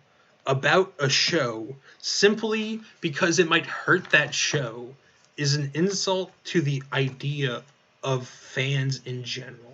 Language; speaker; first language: English; native; English